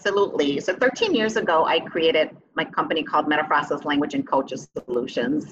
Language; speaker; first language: English; early bilingual, other home language; Spanish